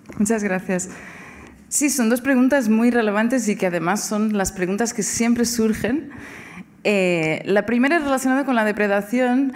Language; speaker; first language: Spanish; non-native, fluent; Portuguese